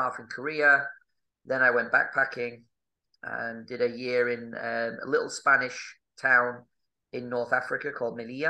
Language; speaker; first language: English; native; English